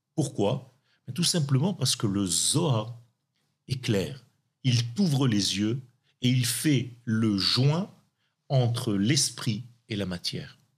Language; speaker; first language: French; non-native, local second language; Hebrew